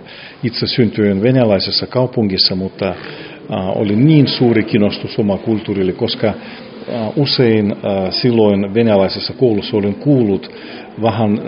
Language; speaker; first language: Finnish; non-native, fluent; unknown